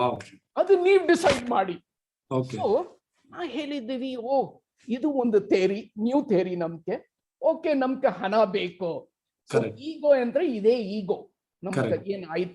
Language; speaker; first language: Kannada; non-native, local second language; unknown